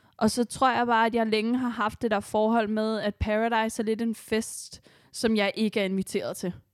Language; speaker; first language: Danish; native; Danish